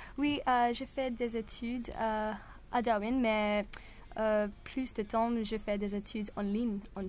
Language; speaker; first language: French; non-native, learner; English